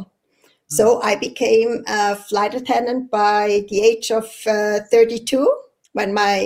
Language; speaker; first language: English; non-native, fluent; Swiss German